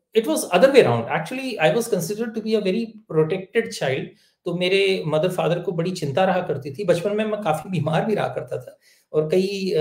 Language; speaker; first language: Hindi; native; Hindi